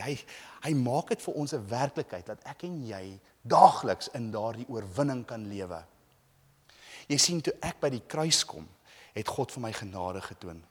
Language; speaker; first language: Afrikaans; native; Afrikaans